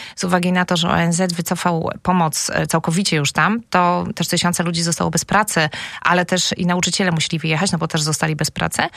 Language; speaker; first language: Polish; native; Polish